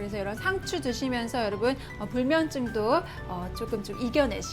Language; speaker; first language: Korean; native; Korean